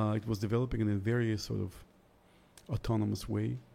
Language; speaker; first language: English; early bilingual, other home language; Russian